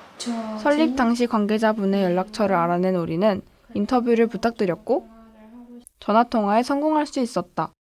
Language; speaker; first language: Korean; native; Korean